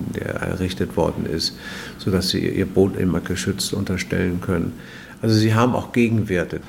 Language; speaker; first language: German; native; German